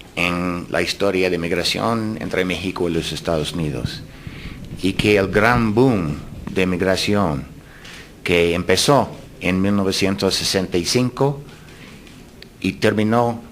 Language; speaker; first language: Spanish; non-native, fluent; English